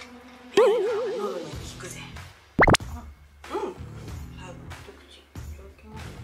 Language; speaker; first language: Japanese; native; Japanese